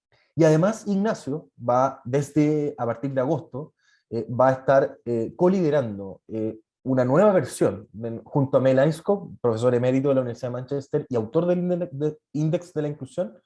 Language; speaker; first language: Spanish; native; Spanish